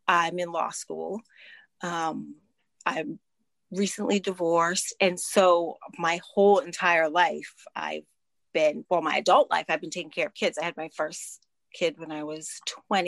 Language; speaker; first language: English; native; English